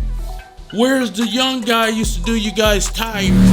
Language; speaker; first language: English; native; English